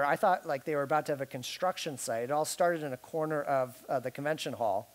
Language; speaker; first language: English; native; English